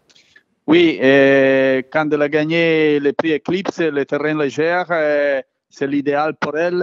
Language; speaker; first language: French; non-native, learner; Italian